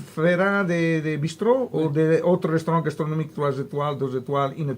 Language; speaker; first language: French; non-native, fluent; Italian